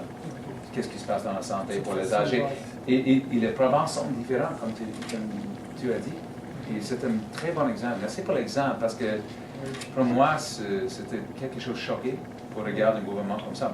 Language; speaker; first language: French; non-native, learner; English